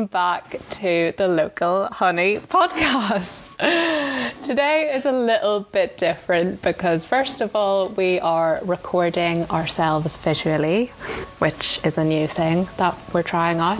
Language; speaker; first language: English; native; English